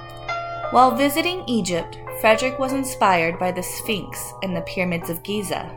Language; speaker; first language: English; native; English